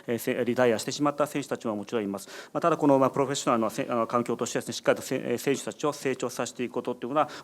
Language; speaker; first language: Japanese; native; Japanese